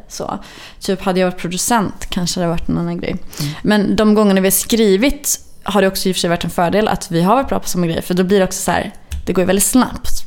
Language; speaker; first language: Swedish; native; Swedish